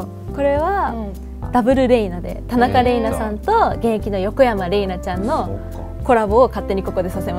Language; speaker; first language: Japanese; native; Japanese